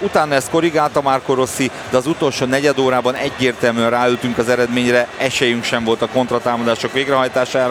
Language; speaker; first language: Hungarian; native; Hungarian